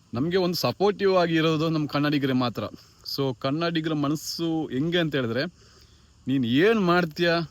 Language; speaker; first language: Kannada; non-native, local second language; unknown